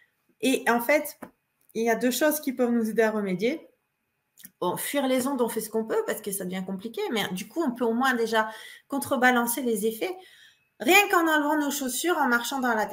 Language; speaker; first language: French; native; French